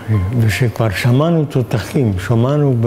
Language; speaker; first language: Hebrew; non-native, fluent; Hungarian